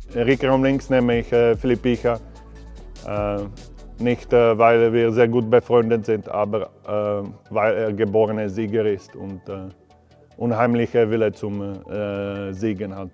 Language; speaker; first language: German; non-native, fluent; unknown